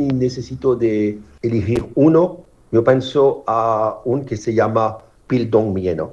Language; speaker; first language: Spanish; non-native, learner; French